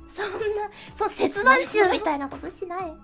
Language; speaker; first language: Japanese; native; Japanese